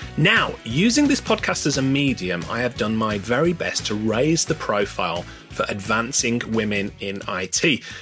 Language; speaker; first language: English; native; English